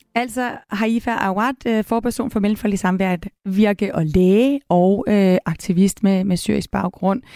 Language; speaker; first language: Danish; native; Danish